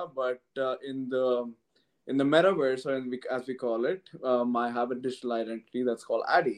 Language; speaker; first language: English; non-native, local second language; Hindi